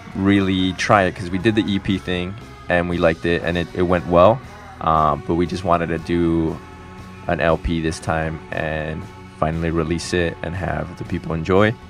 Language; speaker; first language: English; early bilingual, other home language; Spanish